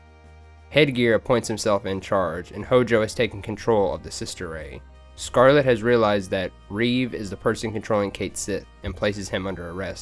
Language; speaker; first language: English; native; English